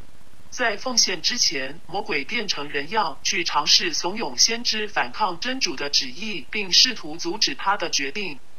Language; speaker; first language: Chinese; non-native, local second language; Cantonese